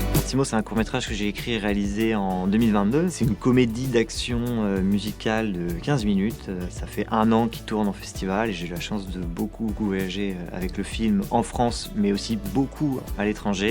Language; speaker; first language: French; native; French